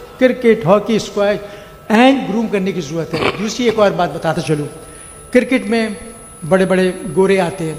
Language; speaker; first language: Urdu; native; Urdu